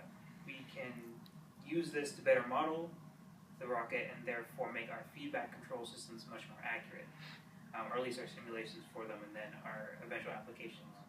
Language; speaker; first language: English; native; English